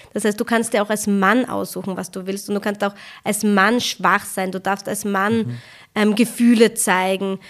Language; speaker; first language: German; early bilingual, other home language; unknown